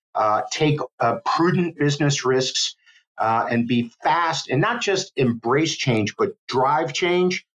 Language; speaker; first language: English; native; English